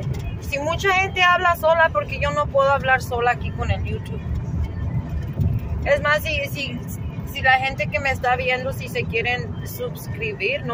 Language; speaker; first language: Spanish; early bilingual, heritage; Spanish